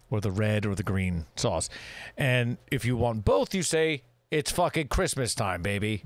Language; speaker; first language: English; native; English